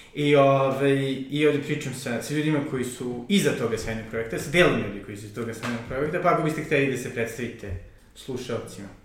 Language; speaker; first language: Serbian; native; Serbian